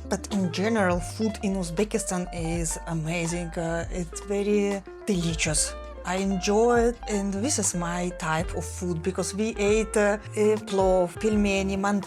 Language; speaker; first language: English; non-native, fluent; Russian